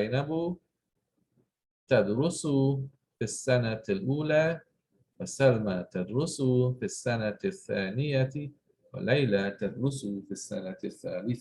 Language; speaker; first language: Arabic; non-native, fluent; English